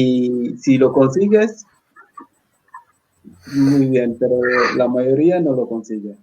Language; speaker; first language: Spanish; non-native, fluent; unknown